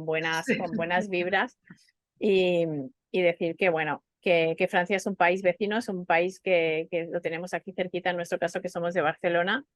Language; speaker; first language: Spanish; native; Spanish